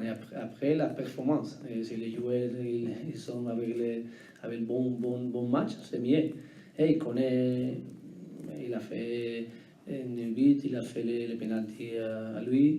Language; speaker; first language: French; non-native, learner; Spanish